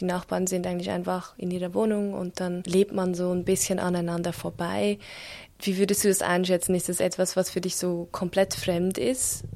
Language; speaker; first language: German; native; German